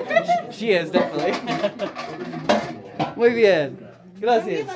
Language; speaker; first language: Spanish; non-native, learner; English